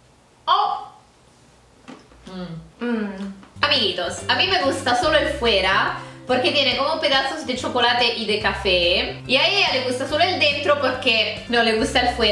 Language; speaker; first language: Spanish; non-native, fluent; Italian